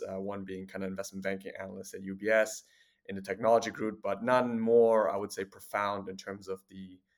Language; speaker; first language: English; non-native, fluent; German